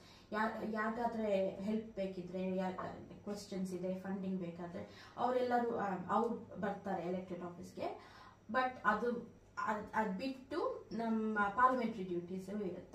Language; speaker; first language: Kannada; early bilingual, heritage; Kannada